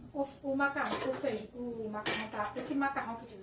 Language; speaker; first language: Portuguese; native; Portuguese